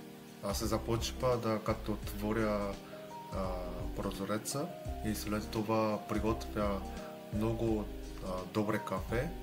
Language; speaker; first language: Bulgarian; non-native, learner; Korean